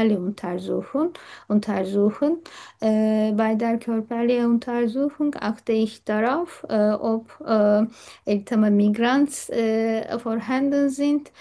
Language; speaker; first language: German; non-native, learner; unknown